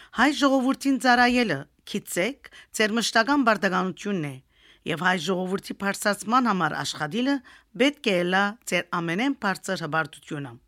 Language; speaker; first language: Armenian; early bilingual, heritage; Armenian